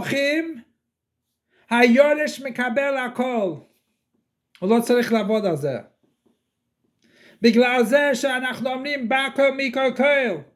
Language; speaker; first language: Hebrew; non-native, fluent; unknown